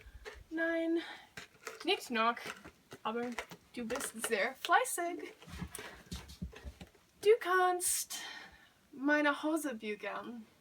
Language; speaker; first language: German; non-native, learner; English